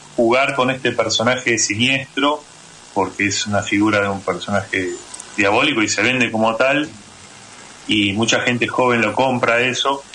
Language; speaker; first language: Spanish; native; Spanish